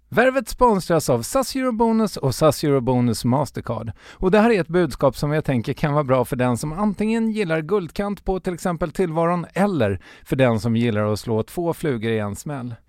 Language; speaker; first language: Swedish; native; Swedish